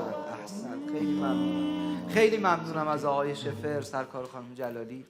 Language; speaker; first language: Persian; native; Persian